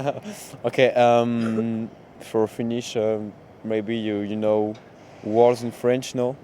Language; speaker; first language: English; non-native, learner; French